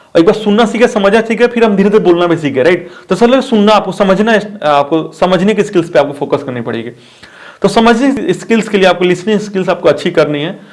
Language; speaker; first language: Hindi; native; Hindi